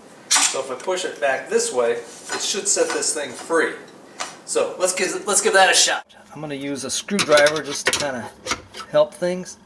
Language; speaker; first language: English; native; English